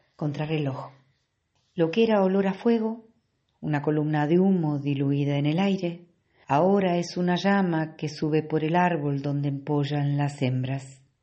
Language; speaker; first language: Spanish; native; Spanish